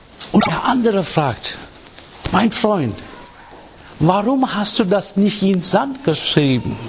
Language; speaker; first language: German; non-native, fluent; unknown